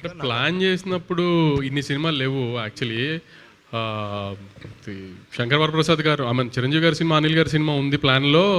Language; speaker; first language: Telugu; native; Telugu